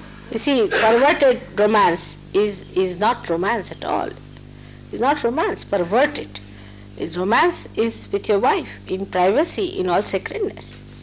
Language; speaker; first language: English; non-native, local second language; Marathi